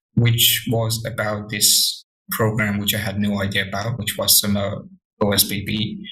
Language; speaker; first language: English; non-native, fluent; Morisyen